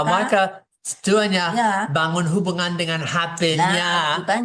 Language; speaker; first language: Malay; non-native, fluent; English